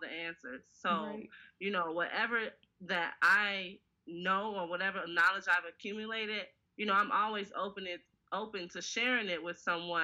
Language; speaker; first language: English; native; English